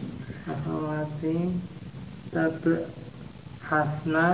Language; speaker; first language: Arabic; non-native, learner; Indonesian